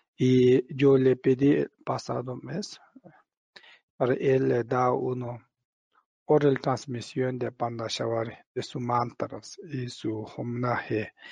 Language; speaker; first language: Spanish; non-native, learner; Tibetan